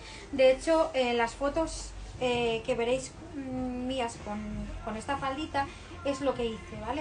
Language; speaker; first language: Spanish; native; Spanish